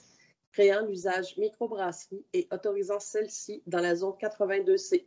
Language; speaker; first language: French; native; French